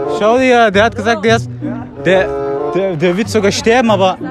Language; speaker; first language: German; non-native, learner; Persian